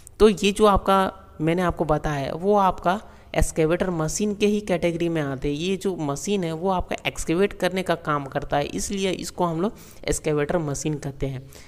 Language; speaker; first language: Hindi; native; Hindi